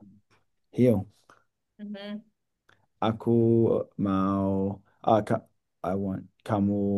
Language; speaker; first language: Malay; non-native, learner; English